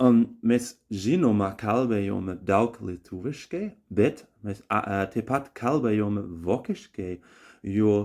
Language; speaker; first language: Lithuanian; non-native, learner; German